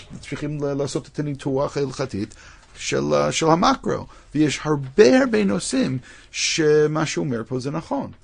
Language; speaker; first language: Hebrew; non-native, fluent; English